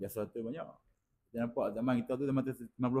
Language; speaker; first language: Malay; native; Malay